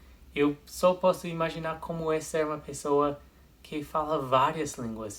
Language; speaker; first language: Portuguese; non-native, fluent; English